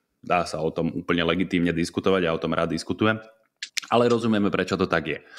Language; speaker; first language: Slovak; native; Slovak